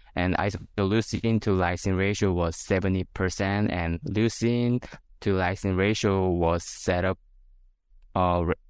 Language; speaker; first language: English; non-native, fluent; Korean